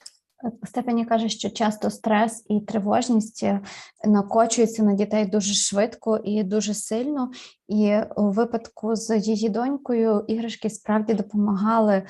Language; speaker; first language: Ukrainian; native; Ukrainian